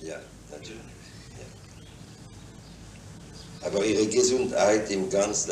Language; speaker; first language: German; non-native, fluent; French